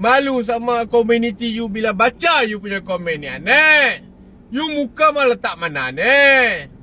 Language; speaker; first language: Malay; native; Malay